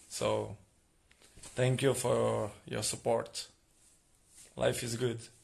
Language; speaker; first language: English; non-native, learner; Portuguese